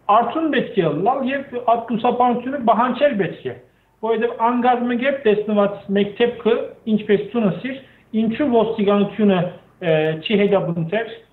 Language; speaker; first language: Armenian; native; Armenian